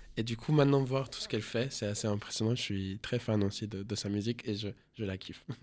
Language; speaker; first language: French; non-native, fluent; Spanish